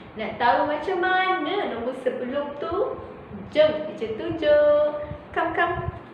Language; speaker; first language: Malay; native; Malay